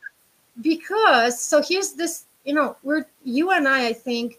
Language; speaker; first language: English; non-native, fluent; Romanian